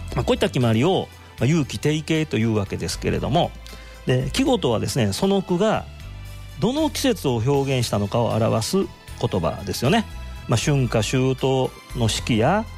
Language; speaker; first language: Japanese; native; Japanese